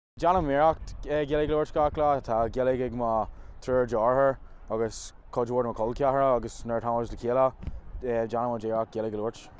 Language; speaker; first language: Irish; non-native, local second language; English